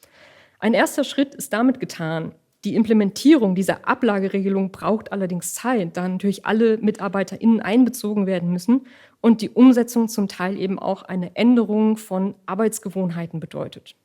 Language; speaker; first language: German; native; German